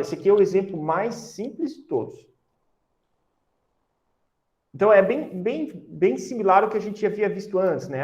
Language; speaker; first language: Portuguese; native; Portuguese